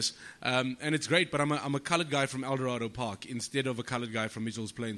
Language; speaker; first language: English; native; English